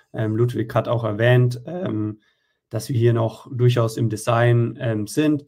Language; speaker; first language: German; native; German